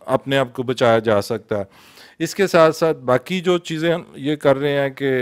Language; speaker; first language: Urdu; non-native, local second language; Punjabi